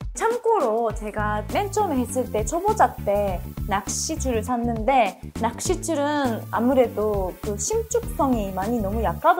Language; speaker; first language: Korean; non-native, fluent; Japanese